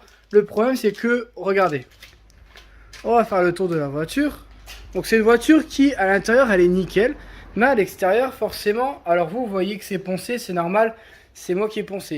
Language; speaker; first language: French; native; French